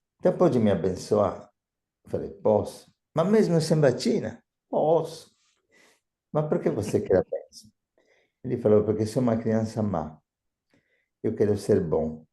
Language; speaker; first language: Portuguese; non-native, fluent; Italian